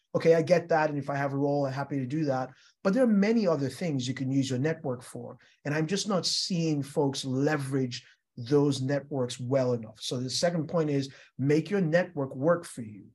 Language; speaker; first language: English; non-native, local second language; Yoruba